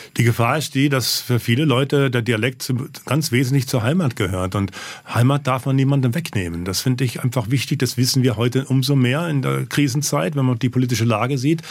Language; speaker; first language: German; native; German